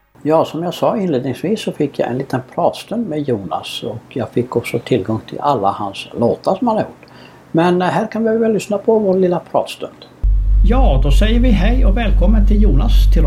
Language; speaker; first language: Swedish; native; Swedish